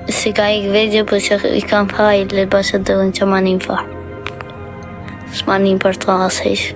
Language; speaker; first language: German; non-native, learner; Albanian